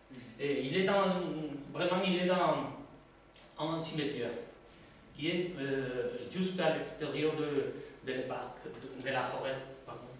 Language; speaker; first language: French; non-native, learner; Spanish